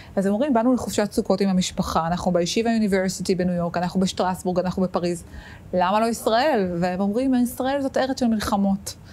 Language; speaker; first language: Hebrew; native; Hebrew